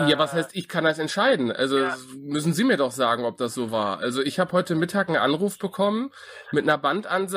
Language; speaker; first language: German; native; German